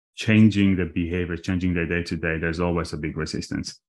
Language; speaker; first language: English; non-native, fluent; Armenian